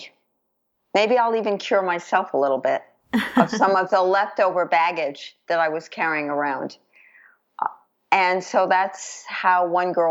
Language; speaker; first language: English; native; English